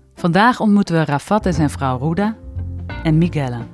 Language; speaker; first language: Dutch; native; Dutch